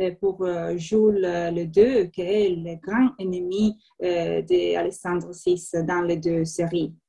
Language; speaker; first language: French; non-native, learner; Italian